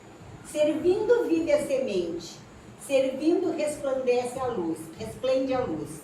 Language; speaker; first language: Portuguese; native; Portuguese